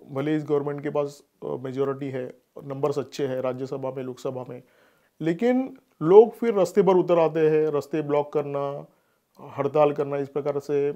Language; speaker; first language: Hindi; non-native, local second language; Marathi